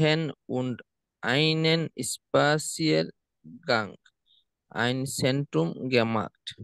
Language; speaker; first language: German; non-native, learner; Bangla